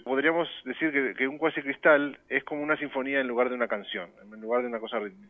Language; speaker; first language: Spanish; native; Spanish